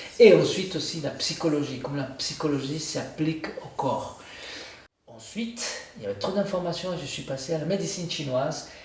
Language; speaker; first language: French; non-native, fluent; Spanish